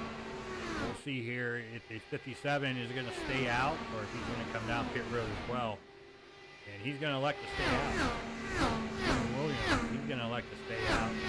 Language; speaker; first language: English; native; English